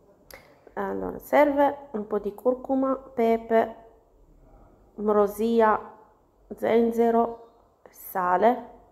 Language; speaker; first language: Italian; non-native, learner; Arabic